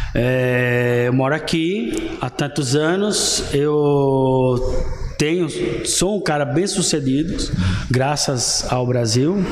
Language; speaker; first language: Portuguese; non-native, fluent; Italian